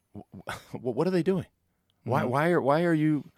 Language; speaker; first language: English; native; English